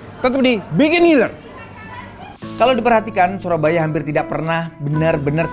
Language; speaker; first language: Indonesian; native; Indonesian